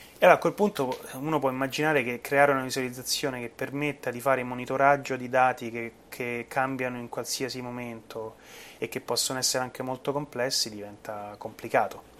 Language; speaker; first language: Italian; native; Italian